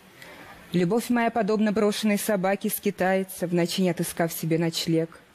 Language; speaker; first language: Russian; native; Russian